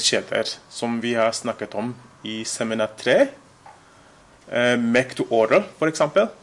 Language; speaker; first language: Norwegian; non-native, fluent; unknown